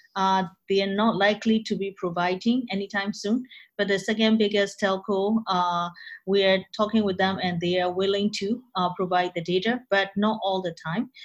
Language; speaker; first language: English; non-native, fluent; Burmese